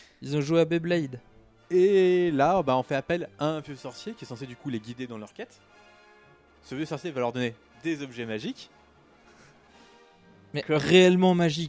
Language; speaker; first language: French; native; French